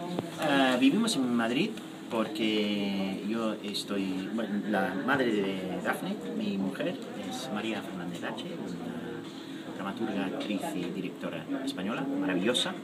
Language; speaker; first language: Spanish; non-native, fluent; English